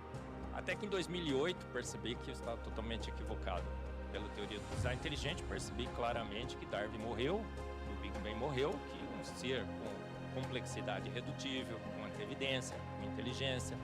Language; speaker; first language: Portuguese; native; Portuguese